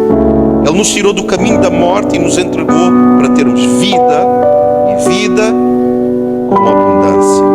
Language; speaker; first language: Portuguese; native; Portuguese